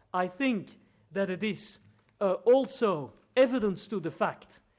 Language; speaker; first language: English; non-native, fluent; Dutch